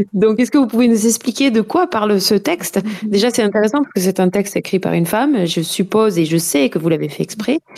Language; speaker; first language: French; native; French